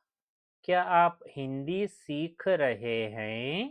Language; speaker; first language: Hindi; non-native, local second language; Telugu